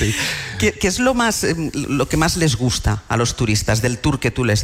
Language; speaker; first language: Spanish; native; Spanish